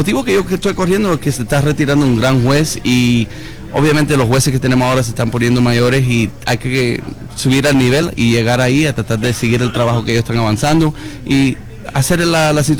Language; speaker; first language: Spanish; early bilingual, heritage; Spanish